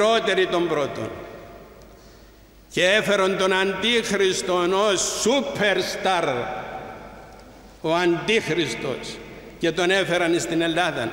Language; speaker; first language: Greek; native; Greek